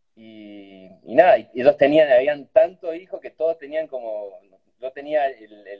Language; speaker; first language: Spanish; native; Spanish